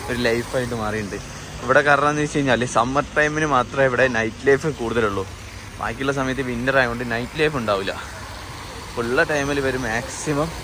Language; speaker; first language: English; non-native, local second language; Malayalam